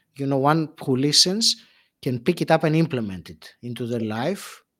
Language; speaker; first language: English; non-native, fluent; Greek